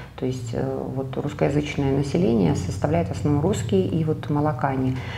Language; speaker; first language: Russian; native; Russian